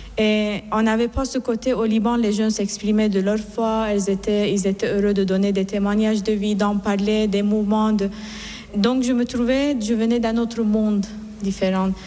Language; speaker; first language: French; non-native, fluent; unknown